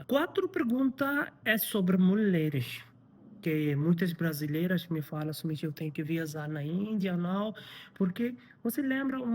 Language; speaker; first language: Portuguese; non-native, learner; Hindi